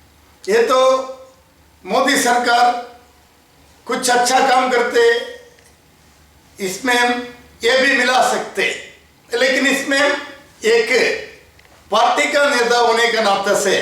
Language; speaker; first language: Hindi; non-native, local second language; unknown